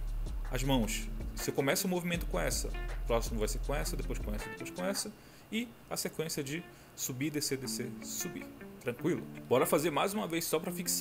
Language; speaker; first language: Portuguese; native; Portuguese